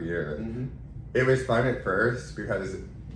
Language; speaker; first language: English; native; English